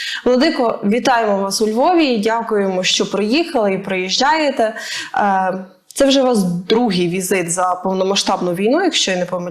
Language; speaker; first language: Ukrainian; native; Ukrainian